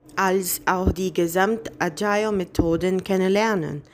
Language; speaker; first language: German; non-native, fluent; Portuguese